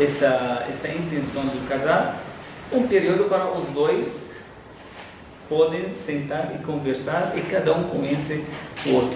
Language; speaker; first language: Portuguese; non-native, fluent; Arabic